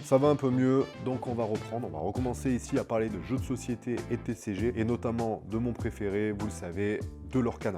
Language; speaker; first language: French; native; French